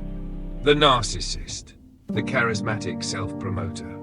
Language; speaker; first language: English; native; English